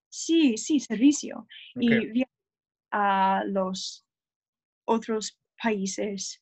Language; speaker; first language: Spanish; non-native, learner; English